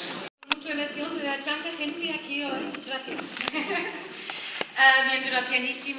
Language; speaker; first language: Spanish; non-native, learner; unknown